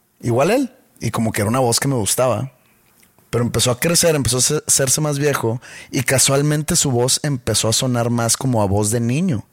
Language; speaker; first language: Spanish; native; Spanish